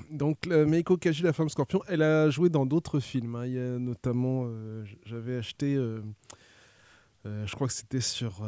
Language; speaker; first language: French; native; French